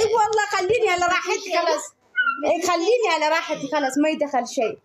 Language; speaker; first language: Arabic; non-native, learner; Oromo